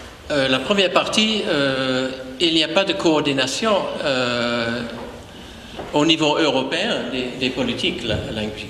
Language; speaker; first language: French; non-native, fluent; English